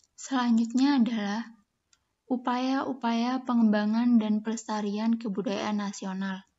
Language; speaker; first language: Indonesian; native; Indonesian